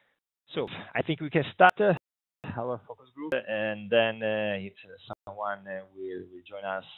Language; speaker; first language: English; non-native, fluent; Italian